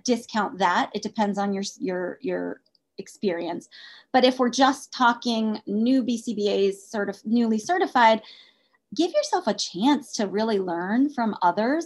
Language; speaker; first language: English; native; English